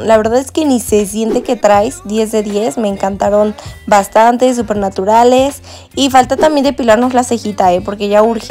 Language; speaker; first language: Spanish; native; Spanish